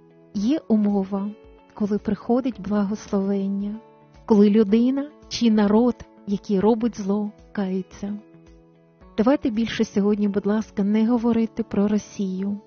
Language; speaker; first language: Ukrainian; native; Ukrainian